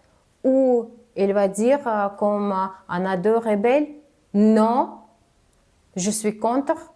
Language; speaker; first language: French; non-native, fluent; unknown